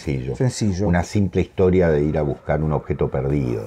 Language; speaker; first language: Spanish; native; Spanish